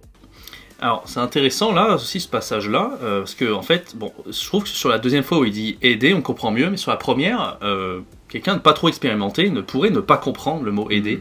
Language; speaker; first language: French; native; French